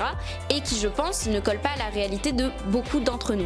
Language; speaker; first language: French; native; French